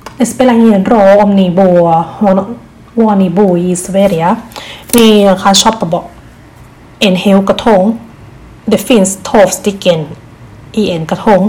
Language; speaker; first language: Swedish; non-native, learner; Thai